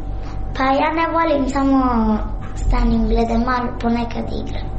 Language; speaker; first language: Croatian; non-native, learner; Persian